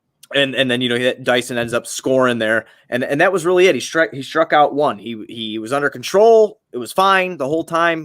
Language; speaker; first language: English; native; English